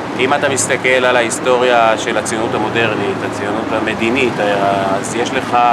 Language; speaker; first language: Hebrew; native; Hebrew